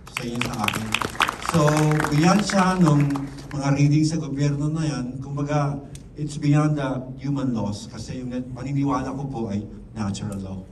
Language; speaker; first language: Filipino; native; Filipino